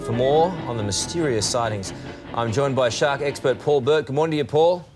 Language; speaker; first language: English; native; English